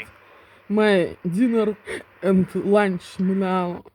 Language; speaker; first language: English; non-native, learner; Russian